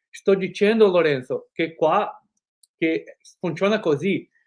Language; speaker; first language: Italian; non-native, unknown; Portuguese